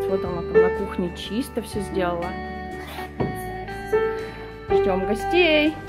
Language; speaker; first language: Russian; native; Russian